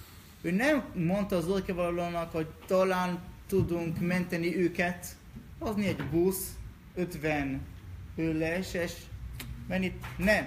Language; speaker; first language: Hungarian; non-native, learner; Hebrew